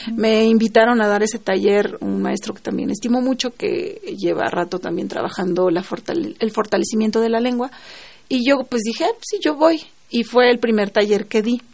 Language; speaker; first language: Spanish; non-native, local second language; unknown